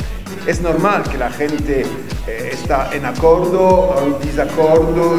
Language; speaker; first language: Spanish; non-native, learner; French